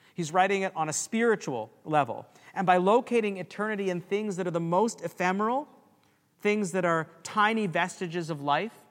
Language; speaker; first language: English; native; English